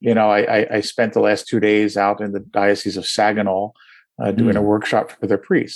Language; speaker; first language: English; native; English